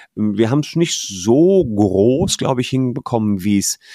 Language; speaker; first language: German; native; German